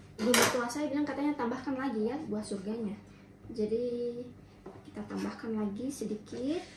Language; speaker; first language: Indonesian; native; Indonesian